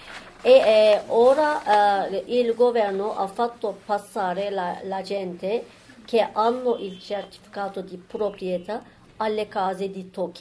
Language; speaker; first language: Italian; non-native, learner; Turkish